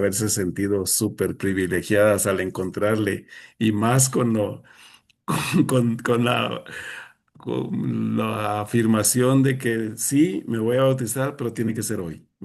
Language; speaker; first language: Spanish; native; Spanish